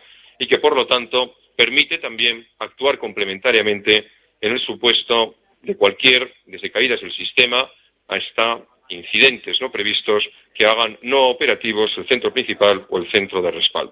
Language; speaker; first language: Spanish; native; Spanish